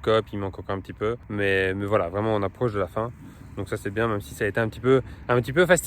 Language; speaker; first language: French; native; French